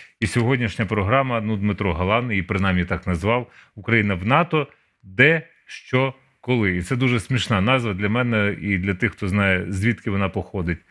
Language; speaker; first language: Ukrainian; native; Ukrainian